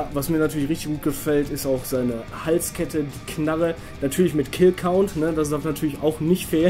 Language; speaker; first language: German; native; German